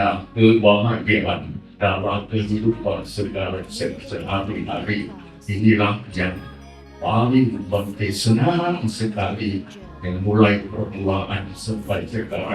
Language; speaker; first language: Indonesian; non-native, learner; Thai